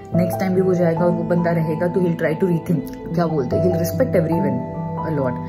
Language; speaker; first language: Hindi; non-native, local second language; Marathi